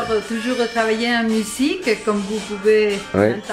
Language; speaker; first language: French; non-native, fluent; Spanish